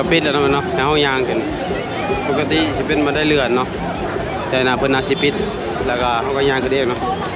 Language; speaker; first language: Thai; native; Thai